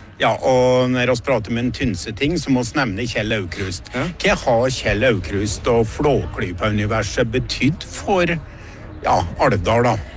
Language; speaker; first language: Norwegian; native; Norwegian